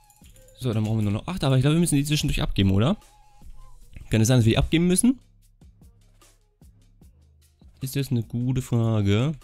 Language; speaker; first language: German; native; German